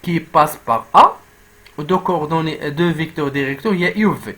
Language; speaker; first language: French; non-native, local second language; Arabic